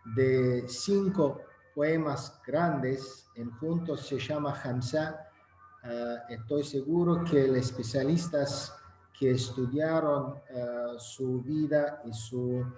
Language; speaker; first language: Spanish; non-native, learner; Azerbaijani